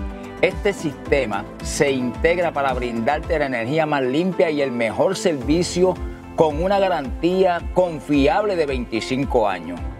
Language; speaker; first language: Spanish; native; Spanish